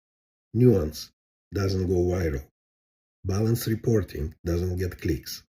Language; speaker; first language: English; non-native, fluent; Hebrew